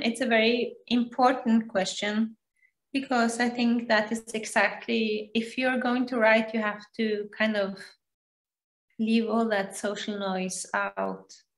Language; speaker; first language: English; non-native, fluent; Norwegian